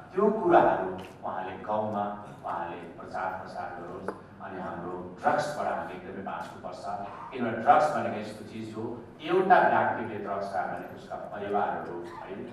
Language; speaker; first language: Nepali; native; Nepali